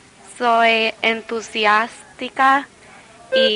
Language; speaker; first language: Spanish; non-native, learner; English